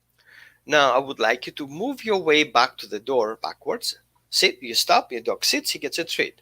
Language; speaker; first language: English; non-native, fluent; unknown